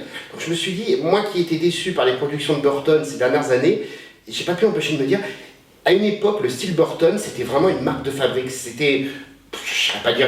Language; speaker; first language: French; native; French